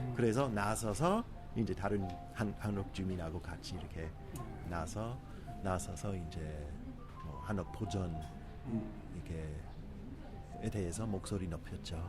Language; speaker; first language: Korean; non-native, fluent; English